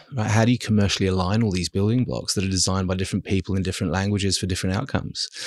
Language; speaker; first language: English; early bilingual, other home language; German